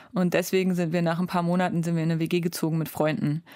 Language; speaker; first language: German; native; German